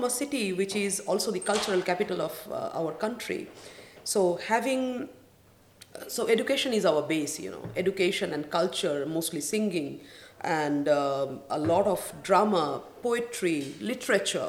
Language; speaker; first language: English; non-native, local second language; Bangla